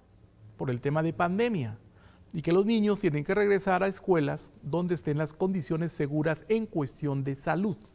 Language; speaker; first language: Spanish; native; Spanish